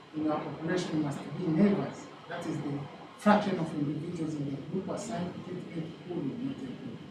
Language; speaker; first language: English; non-native, local second language; Swahili